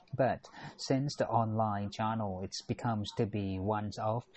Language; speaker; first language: English; non-native, fluent; Thai